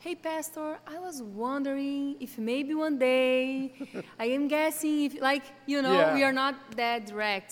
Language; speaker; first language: English; non-native, fluent; Portuguese